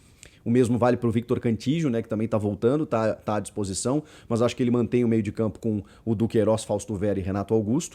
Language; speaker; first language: Portuguese; native; Portuguese